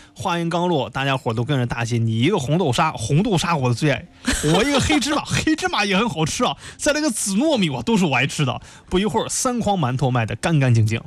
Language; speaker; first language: Chinese; native; Chinese